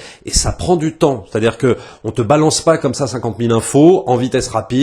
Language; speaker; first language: French; native; French